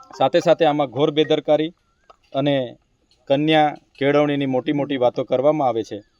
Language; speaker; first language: Gujarati; non-native, local second language; Bhili